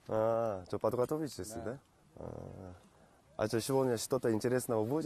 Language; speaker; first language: Russian; non-native, fluent; Korean